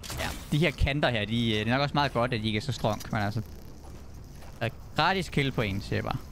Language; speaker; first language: Danish; native; Danish